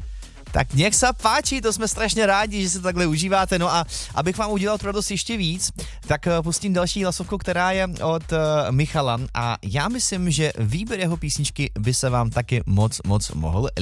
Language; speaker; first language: Czech; native; Czech